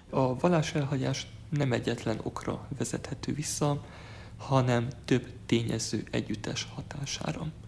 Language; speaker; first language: Hungarian; native; Hungarian